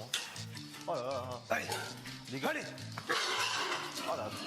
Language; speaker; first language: French; native; French